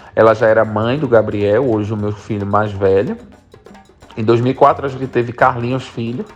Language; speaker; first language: Portuguese; native; Portuguese